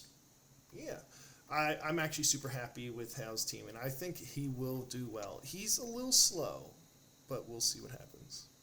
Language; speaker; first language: English; native; English